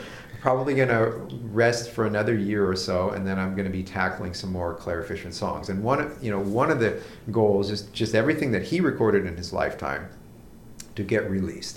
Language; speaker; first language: English; native; English